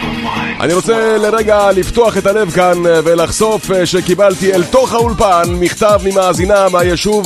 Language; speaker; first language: Hebrew; native; Hebrew